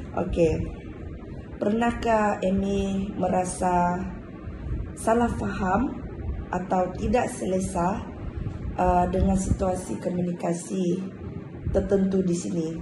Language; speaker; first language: Malay; non-native, local second language; Chinese